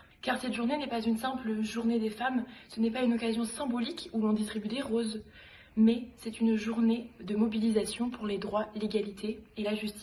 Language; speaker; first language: French; native; French